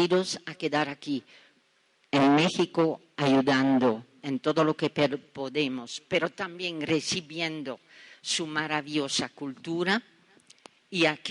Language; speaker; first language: Spanish; non-native, fluent; French